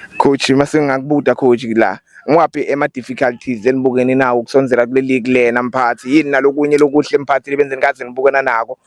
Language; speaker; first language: Zulu; non-native, local second language; Swati